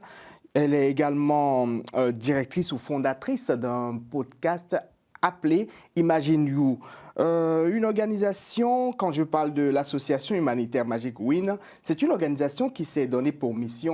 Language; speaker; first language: French; native; French